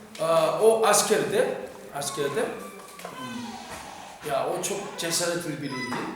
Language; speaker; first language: Turkish; non-native, fluent; Korean